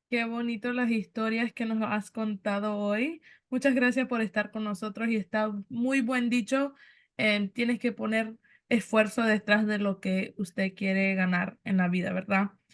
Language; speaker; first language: Spanish; early bilingual, other home language; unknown